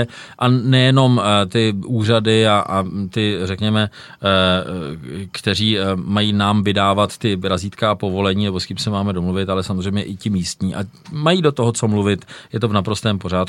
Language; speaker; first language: Czech; native; Czech